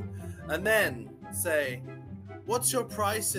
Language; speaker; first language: English; native; English